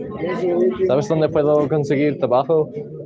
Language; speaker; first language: Spanish; non-native, learner; English